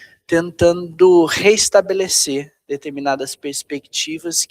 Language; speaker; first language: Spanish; non-native, fluent; Portuguese